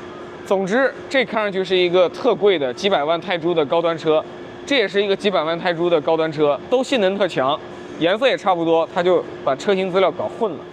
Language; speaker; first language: Chinese; native; Chinese